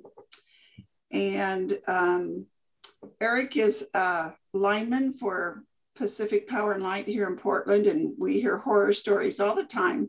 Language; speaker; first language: English; native; English